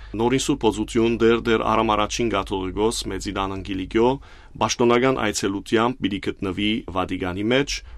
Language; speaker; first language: Armenian; early bilingual, heritage; Armenian